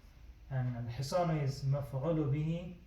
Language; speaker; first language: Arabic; non-native, learner; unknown